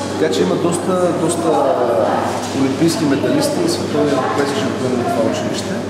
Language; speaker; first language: Bulgarian; native; Bulgarian